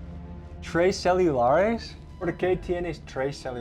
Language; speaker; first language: Spanish; non-native, learner; English